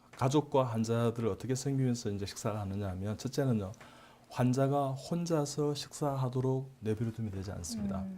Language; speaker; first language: Korean; native; Korean